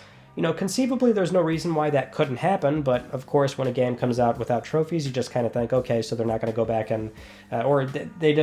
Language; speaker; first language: English; native; English